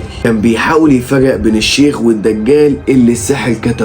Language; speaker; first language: Arabic; native; Arabic